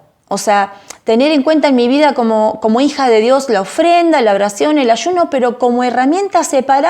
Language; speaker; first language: Spanish; native; Spanish